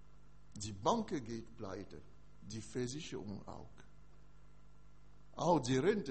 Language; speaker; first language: German; non-native, learner; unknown